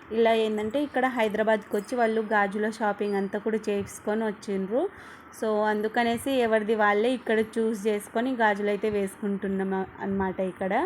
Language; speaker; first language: Telugu; non-native, local second language; Lambadi